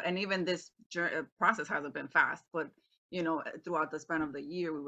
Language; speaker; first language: English; native; English